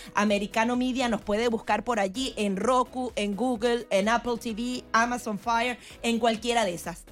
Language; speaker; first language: Spanish; native; Spanish